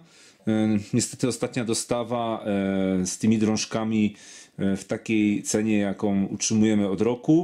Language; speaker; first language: Polish; native; Polish